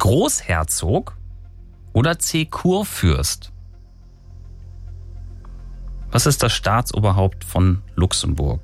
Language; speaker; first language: German; native; German